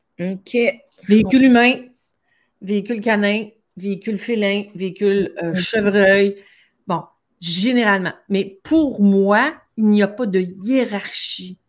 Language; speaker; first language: French; native; French